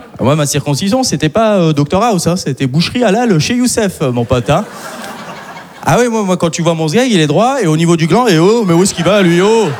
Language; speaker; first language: French; early bilingual, other home language; Arabic